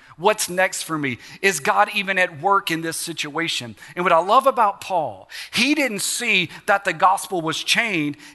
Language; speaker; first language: English; native; English